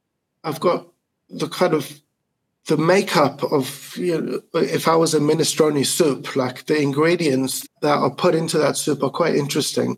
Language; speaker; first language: English; native; English